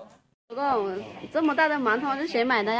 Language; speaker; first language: Chinese; non-native, fluent; Lao